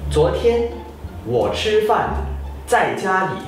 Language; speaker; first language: Chinese; non-native, fluent; Indonesian